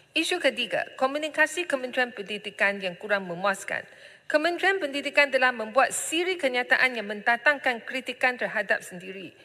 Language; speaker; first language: Malay; non-native, local second language; Chinese